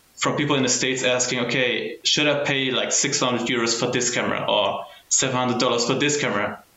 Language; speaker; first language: English; early bilingual, heritage; German